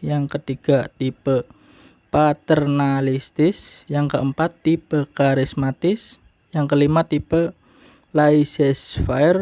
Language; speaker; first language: Indonesian; native; Indonesian